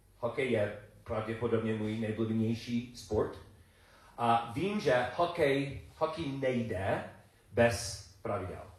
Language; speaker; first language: Czech; non-native, learner; English